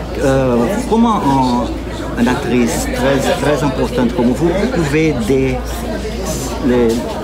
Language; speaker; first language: French; non-native, learner; Portuguese